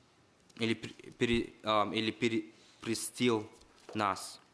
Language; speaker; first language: Russian; early bilingual, heritage; Russian